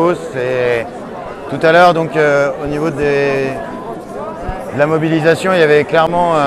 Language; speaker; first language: French; native; French